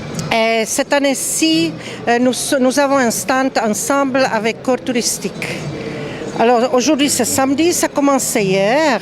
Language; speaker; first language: French; non-native, fluent; Czech